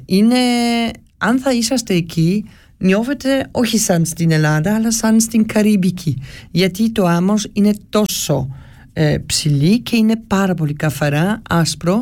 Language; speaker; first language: Greek; early bilingual, heritage; Greek